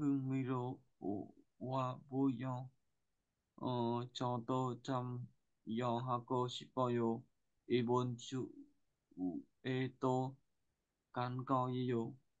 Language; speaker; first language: Korean; non-native, learner; Vietnamese